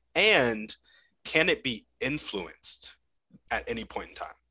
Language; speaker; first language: English; native; English